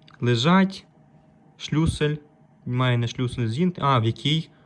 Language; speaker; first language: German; non-native, learner; Ukrainian